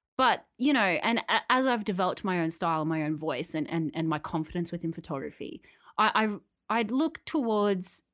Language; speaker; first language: English; native; English